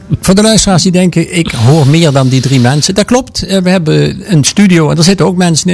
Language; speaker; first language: Dutch; native; Dutch